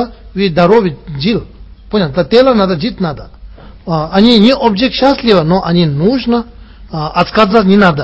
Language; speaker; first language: Russian; non-native, learner; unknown